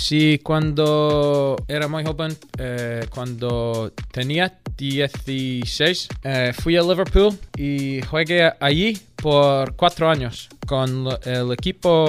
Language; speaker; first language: Spanish; non-native, learner; English